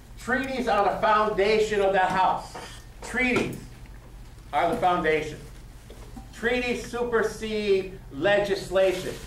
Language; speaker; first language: English; native; English